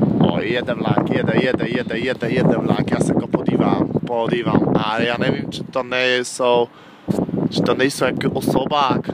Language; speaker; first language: Czech; non-native, learner; Polish